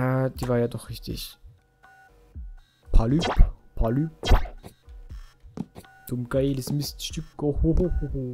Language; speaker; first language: German; native; German